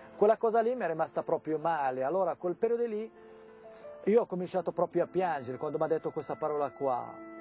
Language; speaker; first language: Italian; non-native, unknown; Arabic